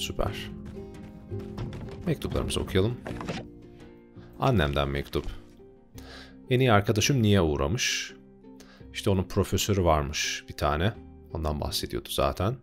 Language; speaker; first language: Turkish; native; Turkish